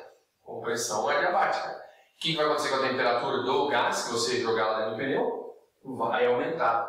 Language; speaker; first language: Portuguese; native; Portuguese